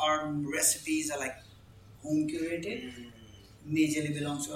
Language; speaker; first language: English; non-native, local second language; Punjabi